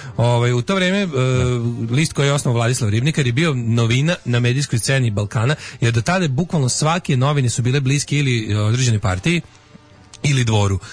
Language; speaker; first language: Serbian; native; Serbian